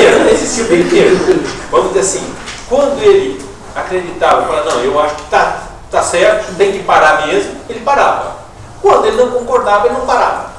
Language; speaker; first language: Portuguese; native; Portuguese